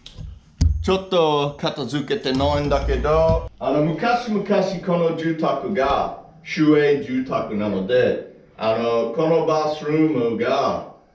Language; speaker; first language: Japanese; non-native, learner; English